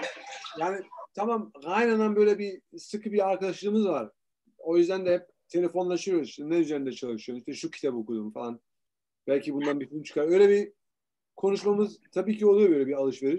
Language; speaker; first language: Turkish; early bilingual, heritage; Turkish